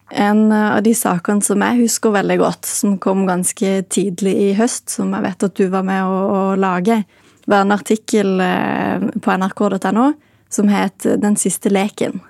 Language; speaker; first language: Norwegian; native; Norwegian